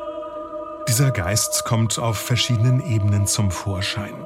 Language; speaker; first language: German; native; German